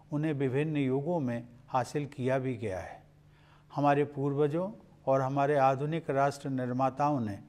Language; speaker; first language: Hindi; native; Hindi